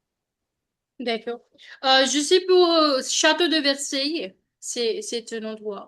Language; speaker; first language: French; non-native, learner; Hindi